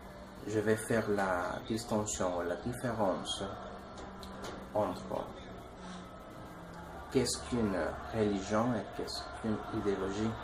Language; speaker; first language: French; non-native, learner; Spanish